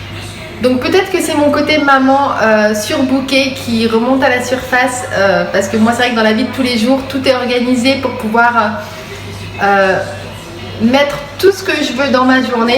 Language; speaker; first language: French; native; French